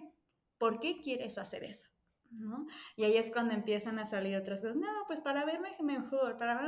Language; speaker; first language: Spanish; native; Spanish